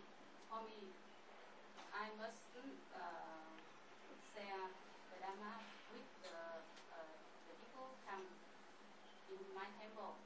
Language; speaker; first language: English; non-native, learner; Vietnamese